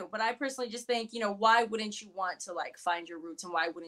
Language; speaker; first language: English; early bilingual, other home language; Spanish